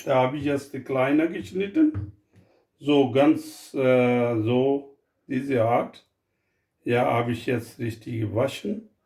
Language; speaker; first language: German; non-native, learner; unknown